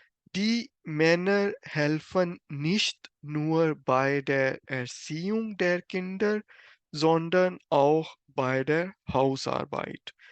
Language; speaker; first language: German; non-native, fluent; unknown